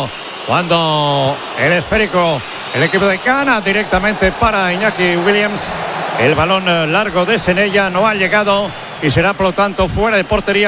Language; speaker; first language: Spanish; native; Spanish